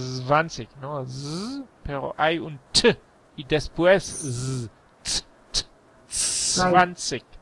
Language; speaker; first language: Spanish; non-native, learner; German